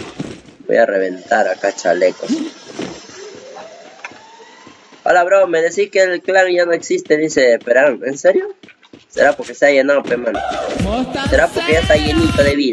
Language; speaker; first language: Spanish; native; Spanish